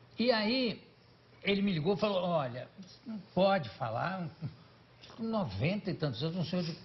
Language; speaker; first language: Portuguese; native; Portuguese